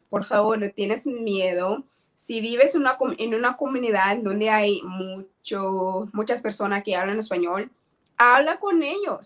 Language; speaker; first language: Spanish; non-native, learner; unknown